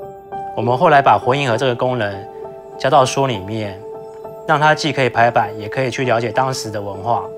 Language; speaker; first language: Chinese; native; Chinese